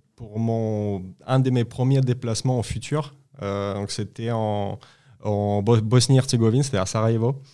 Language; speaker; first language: French; non-native, fluent; Uzbek